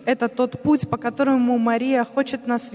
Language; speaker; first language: Russian; native; Russian